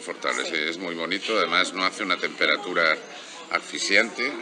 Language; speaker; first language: Spanish; native; Spanish